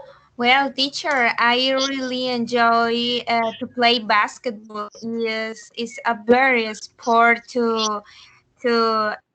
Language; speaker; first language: English; non-native, learner; Spanish